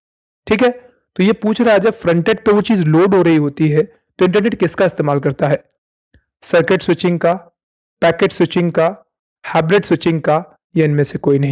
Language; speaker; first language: Hindi; native; Hindi